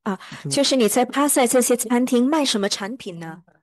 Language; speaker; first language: Chinese; early bilingual, heritage; Chinese